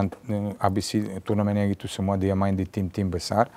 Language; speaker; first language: Indonesian; non-native, fluent; Serbian